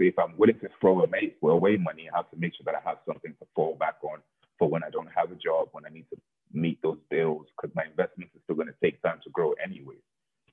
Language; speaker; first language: English; non-native, local second language; Yoruba